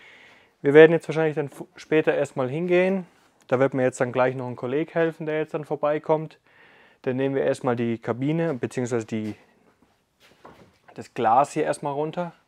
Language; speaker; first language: German; native; German